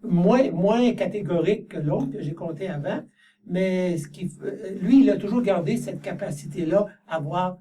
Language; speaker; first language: French; native; French